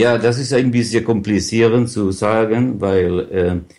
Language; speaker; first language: German; non-native, learner; Catalan